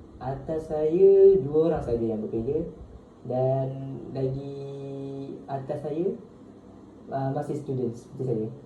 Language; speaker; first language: Malay; native; Malay